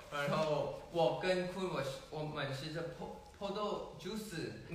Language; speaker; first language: Chinese; non-native, fluent; Thai